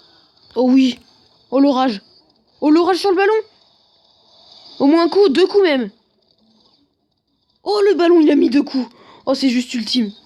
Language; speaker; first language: French; native; French